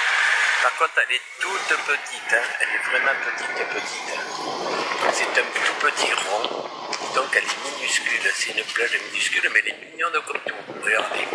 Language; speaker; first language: French; native; French